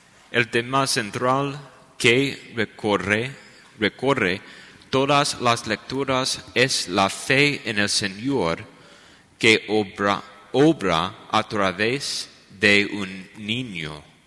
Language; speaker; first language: Spanish; non-native, learner; English